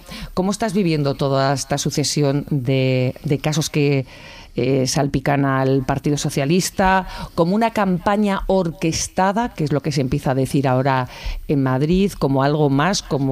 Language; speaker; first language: Spanish; native; Spanish